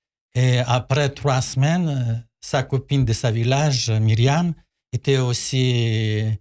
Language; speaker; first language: French; non-native, learner; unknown